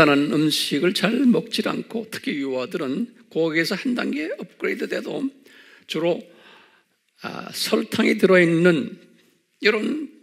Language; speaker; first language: Korean; native; Korean